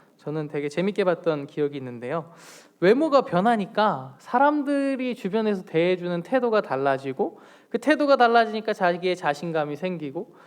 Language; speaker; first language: Korean; native; Korean